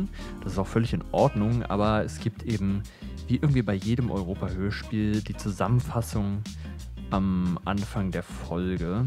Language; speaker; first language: German; native; German